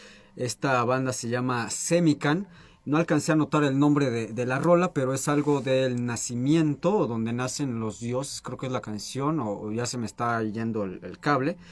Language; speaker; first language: Spanish; native; Spanish